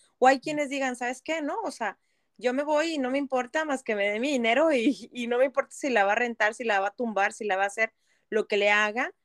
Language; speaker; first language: Spanish; native; Spanish